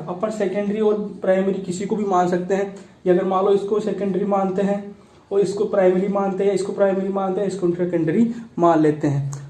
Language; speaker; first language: Hindi; native; Hindi